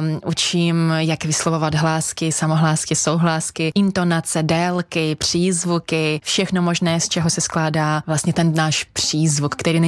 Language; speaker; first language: Czech; non-native, fluent; Russian